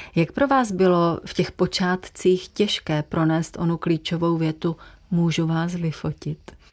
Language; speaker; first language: Czech; native; Czech